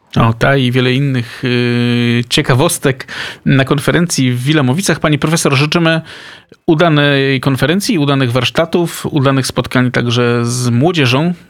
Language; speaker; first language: Polish; native; Polish